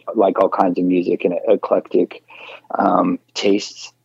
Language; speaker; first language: English; native; English